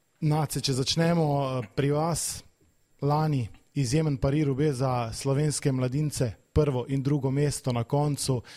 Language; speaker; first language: Slovenian; native; Slovenian